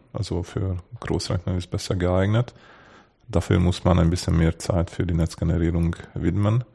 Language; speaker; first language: German; non-native, fluent; Hungarian